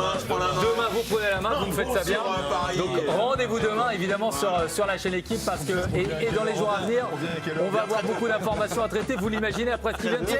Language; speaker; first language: French; native; French